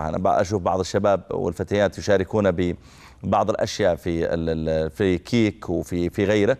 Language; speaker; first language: Arabic; native; Arabic